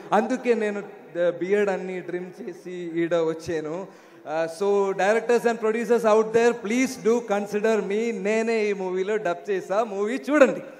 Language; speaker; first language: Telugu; non-native, learner; Malayalam